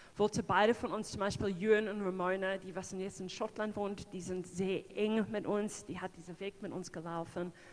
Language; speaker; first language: German; non-native, fluent; English